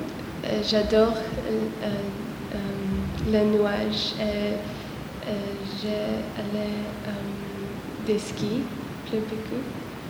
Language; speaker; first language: French; non-native, learner; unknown